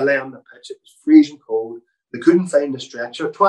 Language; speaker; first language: English; native; English